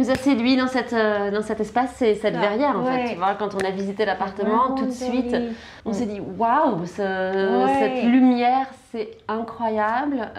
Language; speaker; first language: French; native; French